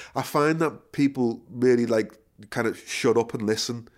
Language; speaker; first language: English; native; English